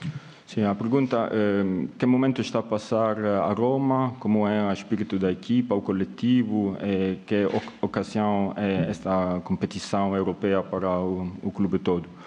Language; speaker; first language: Italian; non-native, fluent; Portuguese